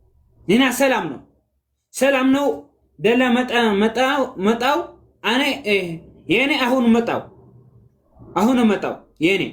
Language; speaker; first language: Amharic; non-native, learner; Tigrinya